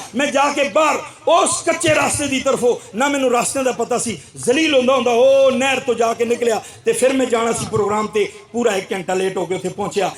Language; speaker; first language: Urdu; non-native, local second language; Pashto